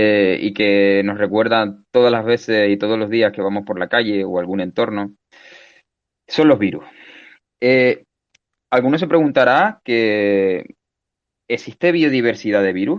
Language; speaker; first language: Spanish; native; Spanish